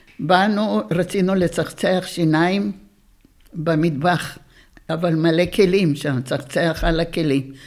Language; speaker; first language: Hebrew; early bilingual, other home language; Bulgarian